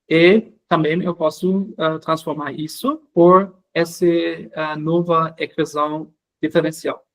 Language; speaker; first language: Portuguese; non-native, fluent; German